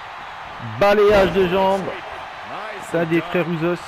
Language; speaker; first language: French; native; French